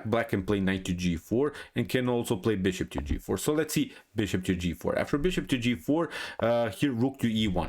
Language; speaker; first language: English; non-native, fluent; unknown